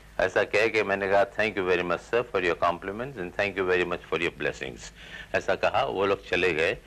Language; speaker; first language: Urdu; non-native, local second language; Gujarati